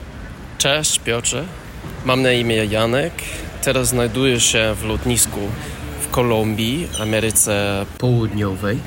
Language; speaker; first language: Polish; non-native, learner; English